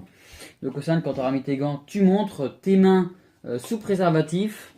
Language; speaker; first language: French; native; French